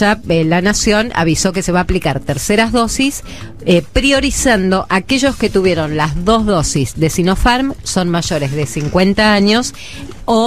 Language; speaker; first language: Spanish; native; Spanish